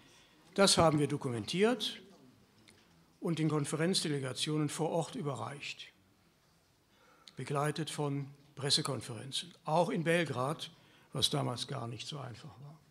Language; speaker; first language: German; native; German